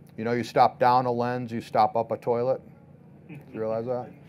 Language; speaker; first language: English; native; English